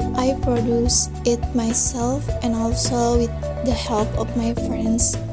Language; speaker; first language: English; non-native, learner; Indonesian